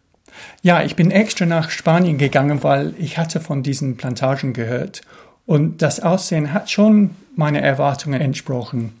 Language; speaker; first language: German; non-native, fluent; English